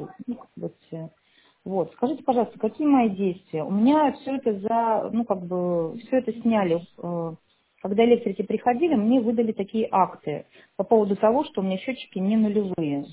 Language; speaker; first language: Russian; native; Russian